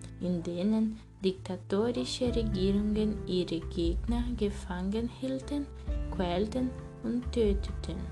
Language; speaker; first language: German; non-native, learner; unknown